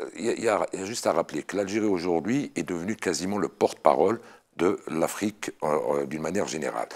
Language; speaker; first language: French; non-native, local second language; Arabic